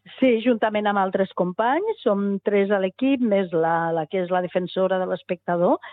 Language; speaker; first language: Catalan; native; Catalan